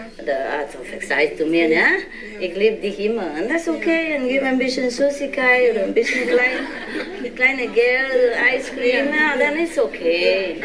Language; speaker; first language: German; non-native, learner; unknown